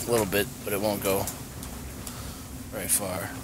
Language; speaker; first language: English; native; English